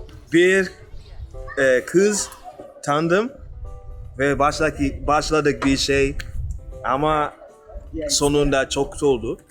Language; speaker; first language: Turkish; non-native, learner; English